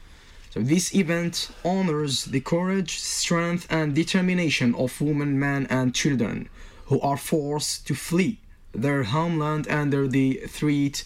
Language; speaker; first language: English; non-native, fluent; Arabic